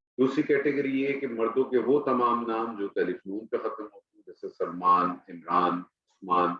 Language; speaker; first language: Urdu; native; Urdu